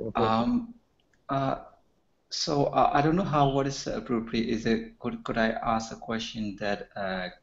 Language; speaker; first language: English; non-native, learner; Burmese